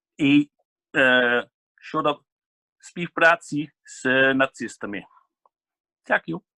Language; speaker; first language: Ukrainian; non-native, fluent; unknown